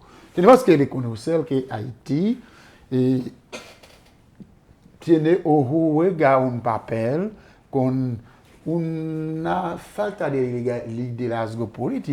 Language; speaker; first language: Spanish; non-native, fluent; Haitian Creole